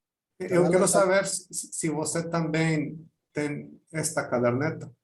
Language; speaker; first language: Portuguese; non-native, fluent; Spanish